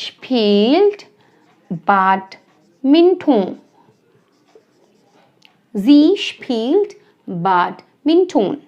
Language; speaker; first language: German; non-native, fluent; Hindi